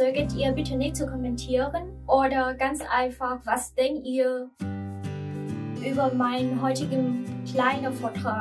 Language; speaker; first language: German; non-native, learner; Vietnamese